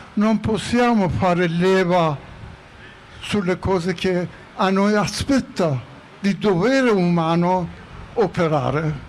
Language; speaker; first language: Italian; non-native, fluent; Persian